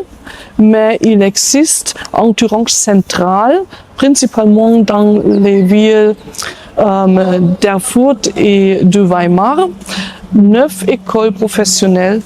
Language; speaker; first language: French; non-native, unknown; German